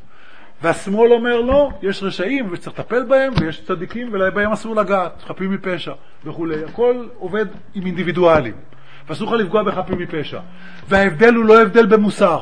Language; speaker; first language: Hebrew; native; Hebrew